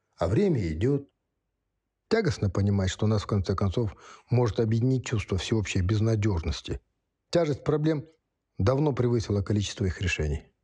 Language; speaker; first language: Russian; non-native, local second language; Kazakh